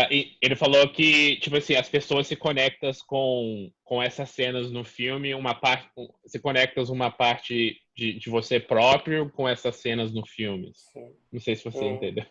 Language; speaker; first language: Portuguese; early bilingual, heritage; Portuguese